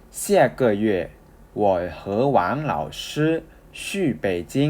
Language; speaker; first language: Chinese; non-native, learner; Thai